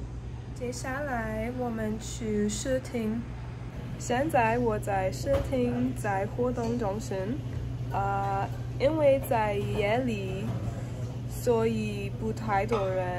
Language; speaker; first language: Chinese; non-native, learner; English